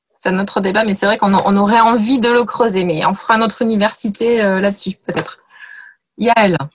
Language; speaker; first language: French; native; French